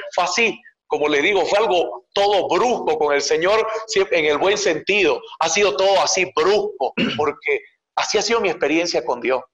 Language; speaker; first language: Spanish; native; Spanish